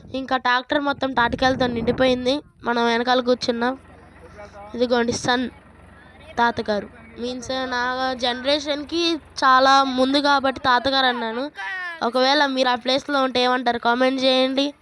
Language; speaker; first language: Telugu; native; Telugu